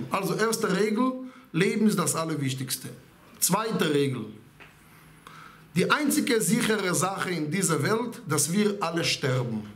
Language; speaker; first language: German; non-native, fluent; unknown